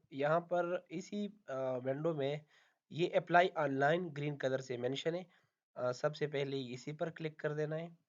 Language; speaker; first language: Hindi; non-native, local second language; Punjabi